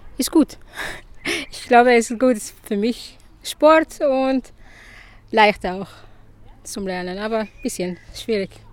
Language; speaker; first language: German; non-native, learner; Arabic